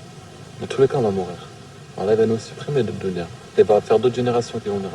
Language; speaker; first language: French; native; French